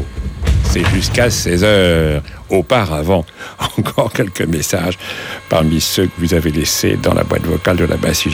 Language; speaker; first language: French; native; French